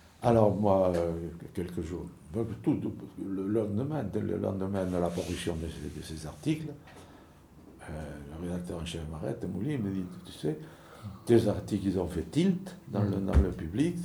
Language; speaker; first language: French; native; French